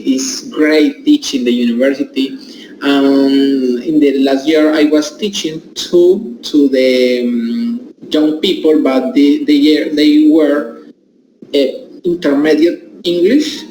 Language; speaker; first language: English; non-native, learner; Spanish